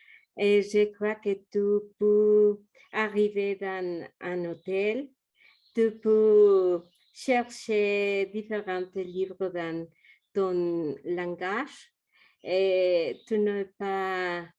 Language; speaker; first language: French; non-native, learner; Spanish